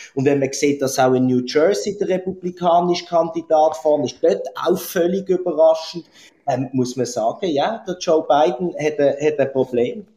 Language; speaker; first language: German; native; German